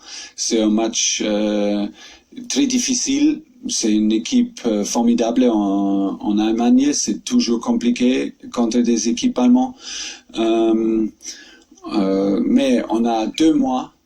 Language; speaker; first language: French; non-native, fluent; German